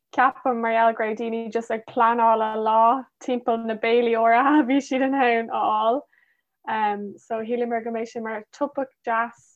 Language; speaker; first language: Irish; non-native, local second language; English